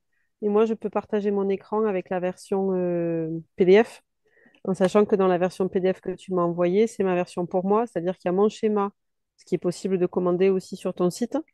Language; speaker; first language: French; native; French